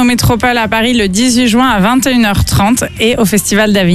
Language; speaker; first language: French; non-native, local second language; Arabic